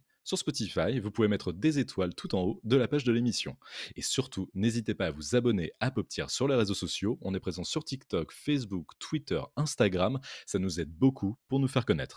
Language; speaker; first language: French; native; French